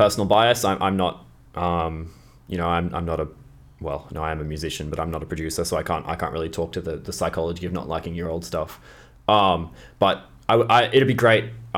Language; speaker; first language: English; native; English